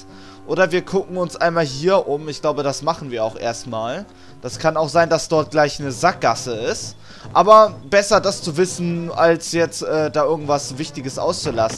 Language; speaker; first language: German; native; German